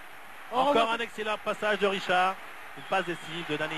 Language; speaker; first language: French; native; French